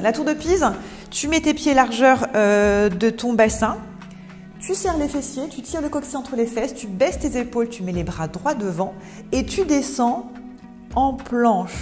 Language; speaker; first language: French; native; French